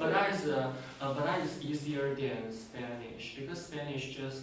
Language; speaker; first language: English; non-native, learner; Chinese